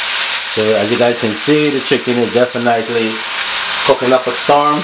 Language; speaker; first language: English; native; English